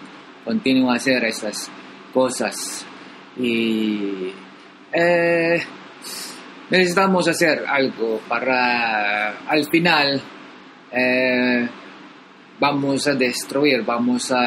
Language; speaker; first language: Spanish; non-native, learner; Filipino